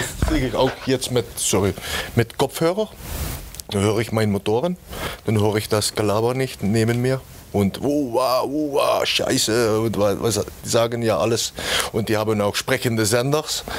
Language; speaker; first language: German; non-native, learner; Dutch